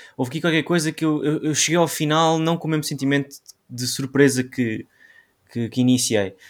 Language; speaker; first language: Portuguese; native; Portuguese